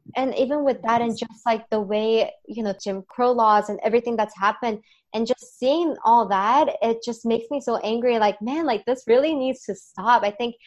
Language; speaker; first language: English; native; English